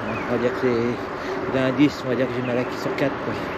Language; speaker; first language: French; native; French